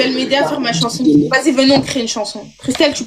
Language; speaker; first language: French; native; French